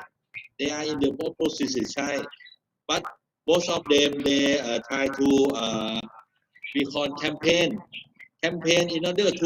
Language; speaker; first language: English; non-native, fluent; Thai